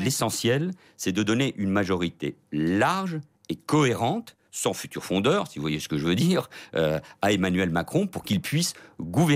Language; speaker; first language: French; early bilingual, other home language; Catalan